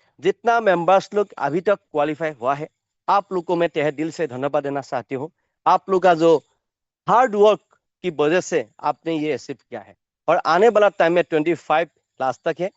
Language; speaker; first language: Hindi; non-native, local second language; Assamese